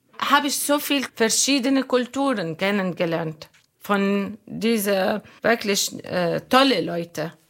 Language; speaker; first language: German; non-native, learner; Arabic